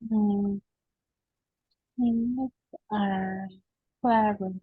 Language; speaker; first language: English; non-native, learner; Vietnamese